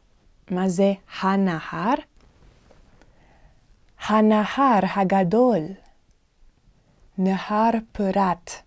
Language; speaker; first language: Hebrew; non-native, fluent; English